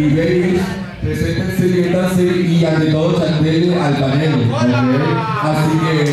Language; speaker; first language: Spanish; native; Spanish